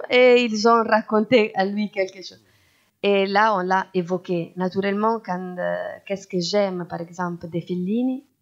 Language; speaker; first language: French; non-native, fluent; Italian